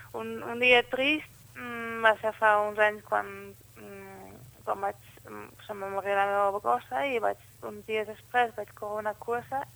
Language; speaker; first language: Catalan; non-native, fluent; Dutch